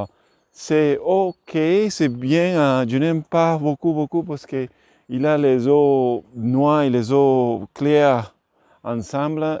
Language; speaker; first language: French; non-native, learner; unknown